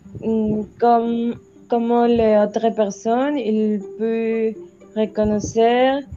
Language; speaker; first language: French; non-native, learner; Spanish